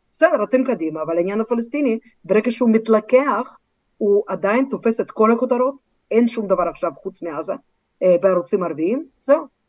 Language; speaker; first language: Hebrew; non-native, fluent; Russian